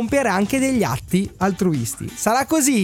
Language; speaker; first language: Italian; native; Italian